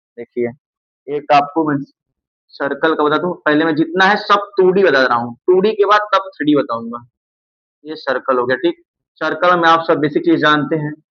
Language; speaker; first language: Hindi; native; Hindi